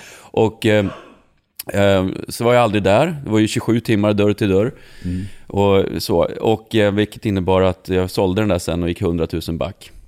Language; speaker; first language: Swedish; native; Swedish